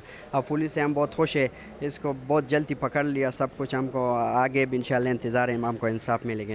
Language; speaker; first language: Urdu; non-native, local second language; Pashto